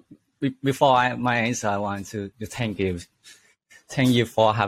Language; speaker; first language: English; non-native, learner; Vietnamese